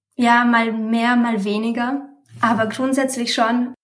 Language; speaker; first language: German; early bilingual, other home language; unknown